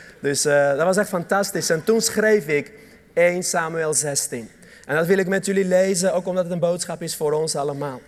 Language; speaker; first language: Dutch; early bilingual, other home language; Armenian